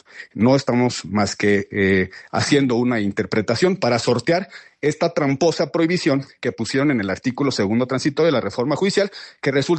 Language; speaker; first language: Spanish; native; Spanish